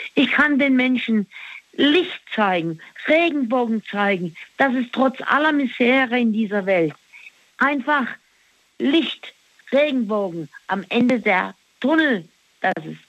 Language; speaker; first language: German; native; German